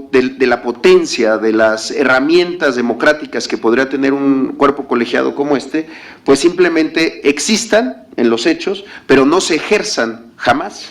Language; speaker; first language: Spanish; native; Spanish